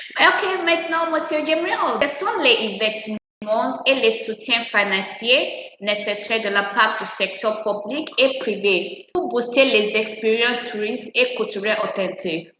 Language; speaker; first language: French; non-native, learner; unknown